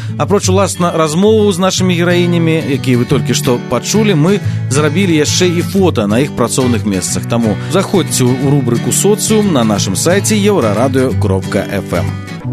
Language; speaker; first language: Belarusian; native; Belarusian